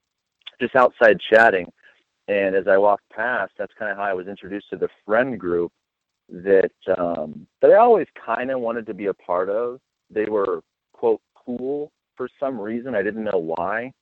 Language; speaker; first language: English; native; English